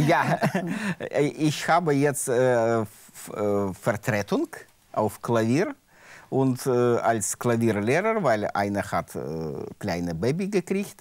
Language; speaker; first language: German; non-native, learner; Russian